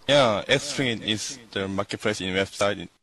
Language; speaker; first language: English; non-native, learner; Korean